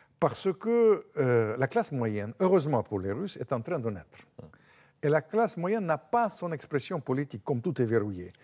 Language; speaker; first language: French; non-native, fluent; Russian